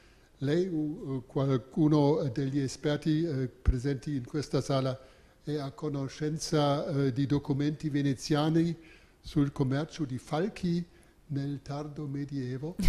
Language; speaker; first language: Italian; non-native, fluent; German